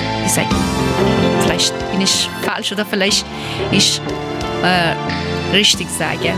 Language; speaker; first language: German; non-native, learner; Persian